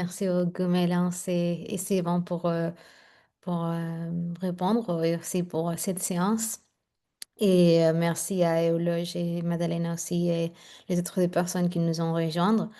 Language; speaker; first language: French; non-native, fluent; Spanish